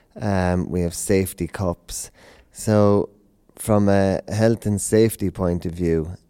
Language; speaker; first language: English; native; English